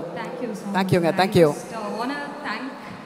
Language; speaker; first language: Tamil; native; Tamil